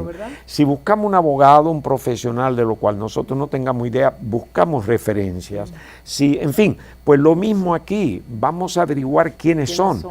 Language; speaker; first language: Spanish; native; Spanish